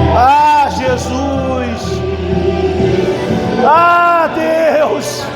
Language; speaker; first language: Portuguese; native; Portuguese